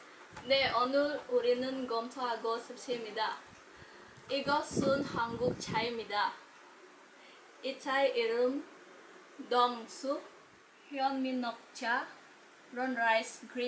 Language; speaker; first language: Korean; non-native, learner; Indonesian